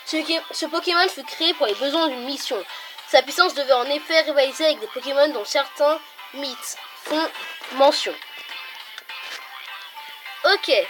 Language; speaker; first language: French; native; French